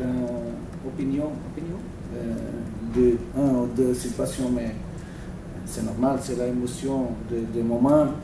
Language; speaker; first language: French; non-native, learner; Portuguese